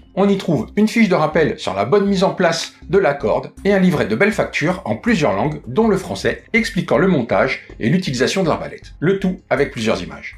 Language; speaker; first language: French; native; French